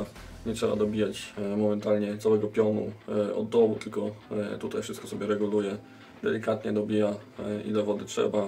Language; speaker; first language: Polish; native; Polish